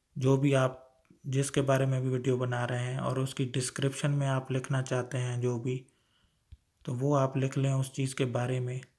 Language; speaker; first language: Urdu; non-native, local second language; Sindhi